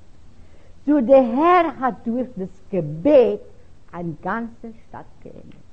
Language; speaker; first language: German; non-native, fluent; Afrikaans